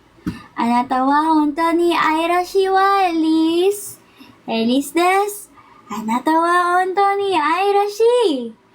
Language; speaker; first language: Japanese; non-native, learner; Filipino